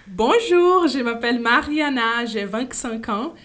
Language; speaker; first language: French; non-native, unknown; Portuguese